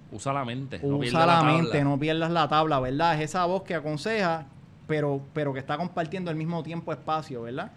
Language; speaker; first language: Spanish; native; Spanish